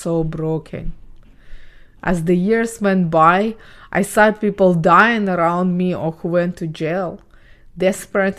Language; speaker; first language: English; non-native, fluent; Ukrainian